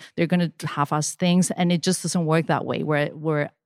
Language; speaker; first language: English; early bilingual, other home language; Spanish